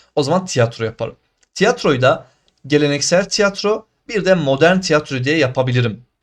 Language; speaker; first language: Turkish; native; Turkish